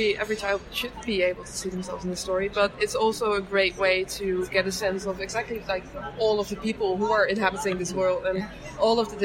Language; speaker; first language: English; non-native, fluent; Dutch